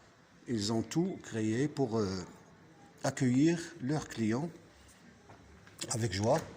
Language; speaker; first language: French; non-native, fluent; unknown